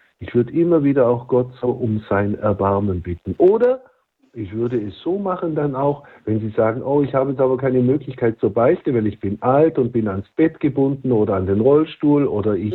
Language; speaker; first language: German; native; German